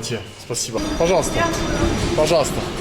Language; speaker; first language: Russian; non-native, learner; French